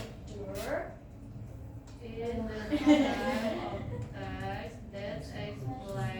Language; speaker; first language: English; non-native, learner; Indonesian